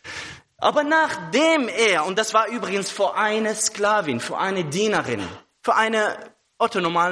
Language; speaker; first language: German; non-native, fluent; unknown